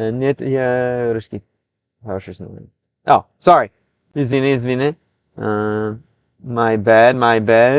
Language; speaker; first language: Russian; non-native, learner; English